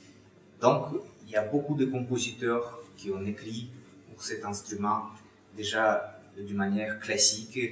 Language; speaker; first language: French; non-native, fluent; Russian